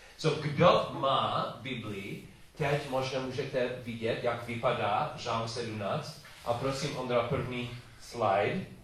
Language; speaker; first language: Czech; non-native, learner; English